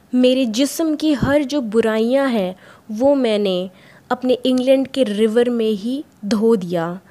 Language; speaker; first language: Hindi; native; Hindi